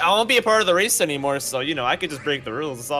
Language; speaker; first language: English; native; English